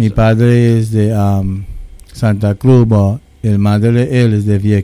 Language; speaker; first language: Spanish; early bilingual, heritage; English